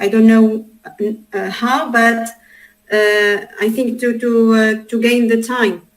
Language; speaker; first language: English; non-native, learner; Arabic